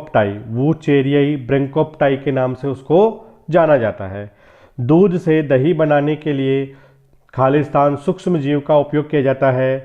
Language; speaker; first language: Hindi; native; Hindi